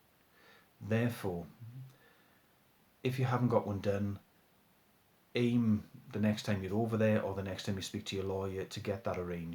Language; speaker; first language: English; native; English